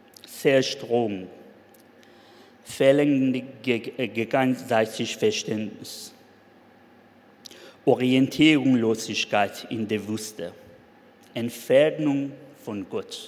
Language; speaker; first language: German; non-native, fluent; Persian